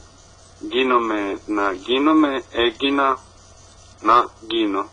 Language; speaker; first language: Greek; non-native, learner; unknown